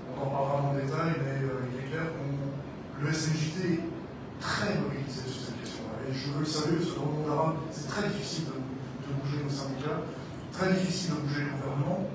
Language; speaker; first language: French; native; French